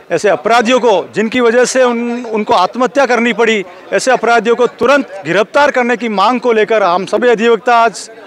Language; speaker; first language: Hindi; native; Hindi